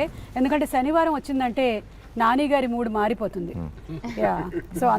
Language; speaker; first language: Telugu; native; Telugu